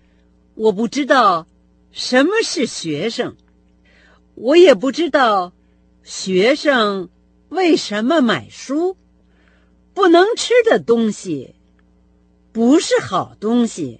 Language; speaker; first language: Chinese; non-native, fluent; Russian